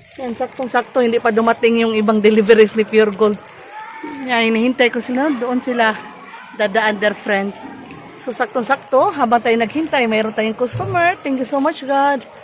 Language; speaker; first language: Filipino; non-native, local second language; Cebuano